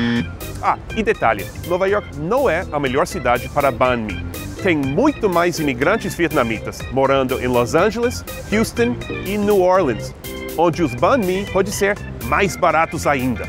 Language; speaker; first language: Portuguese; non-native, fluent; English